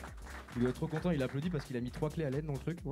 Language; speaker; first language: French; native; French